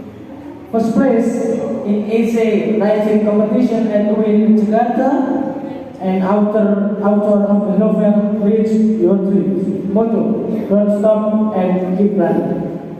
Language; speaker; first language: English; non-native, learner; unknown